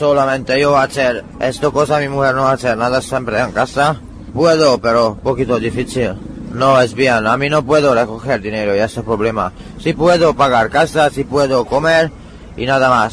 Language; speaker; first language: Spanish; non-native, learner; Hungarian